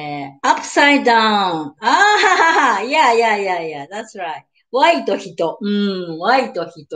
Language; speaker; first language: English; non-native, learner; Japanese